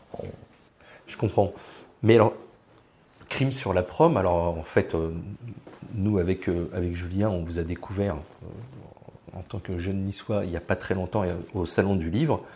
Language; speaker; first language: French; native; French